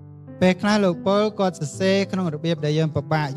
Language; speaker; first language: Khmer; native; Khmer